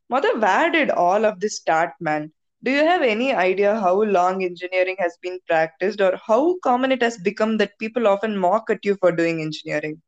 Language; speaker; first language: English; non-native, local second language; Tamil